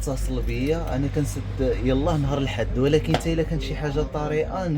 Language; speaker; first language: Arabic; native; Arabic